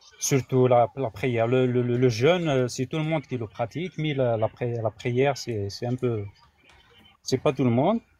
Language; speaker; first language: French; non-native, local second language; Kabyle